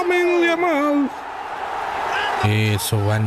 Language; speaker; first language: English; non-native, learner; Indonesian